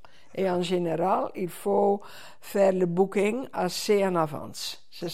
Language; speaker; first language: French; non-native, fluent; Dutch